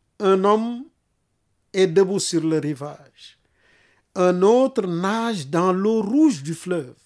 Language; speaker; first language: French; non-native, local second language; Wolof